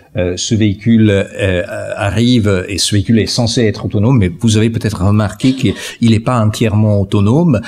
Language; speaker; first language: French; non-native, fluent; Italian